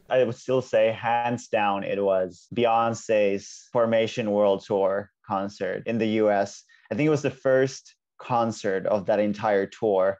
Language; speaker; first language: English; non-native, fluent; Finnish